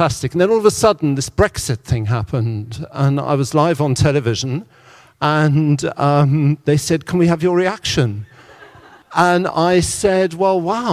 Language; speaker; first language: English; native; English